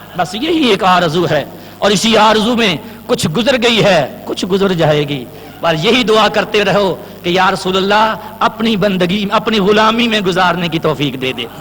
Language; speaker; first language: Urdu; non-native, local second language; Punjabi